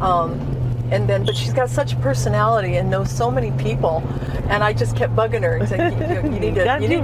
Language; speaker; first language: English; native; English